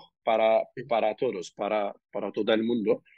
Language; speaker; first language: Spanish; non-native, learner; Turkish